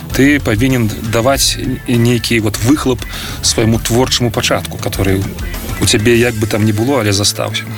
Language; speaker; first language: Belarusian; non-native, local second language; Russian